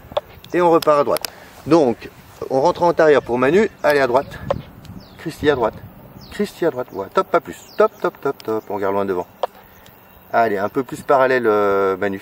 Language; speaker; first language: French; native; French